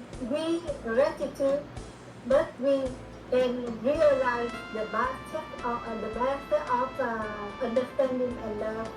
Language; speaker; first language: English; non-native, learner; Vietnamese